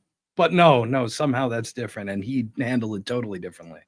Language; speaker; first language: English; native; English